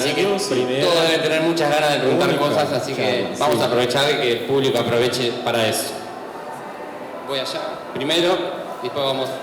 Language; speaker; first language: Spanish; native; Spanish